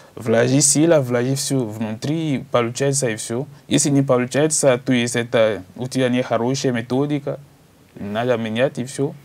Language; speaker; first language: Russian; non-native, learner; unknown